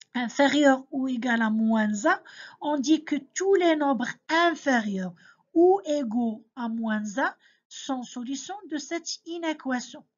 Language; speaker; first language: French; non-native, local second language; Arabic